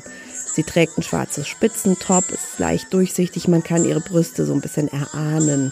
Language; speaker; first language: German; native; German